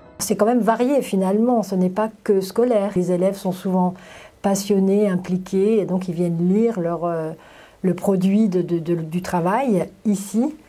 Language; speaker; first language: French; native; French